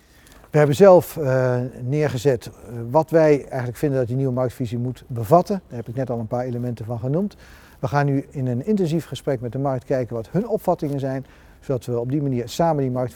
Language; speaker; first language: Dutch; native; Dutch